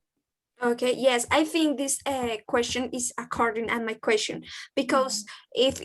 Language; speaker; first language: English; non-native, learner; Spanish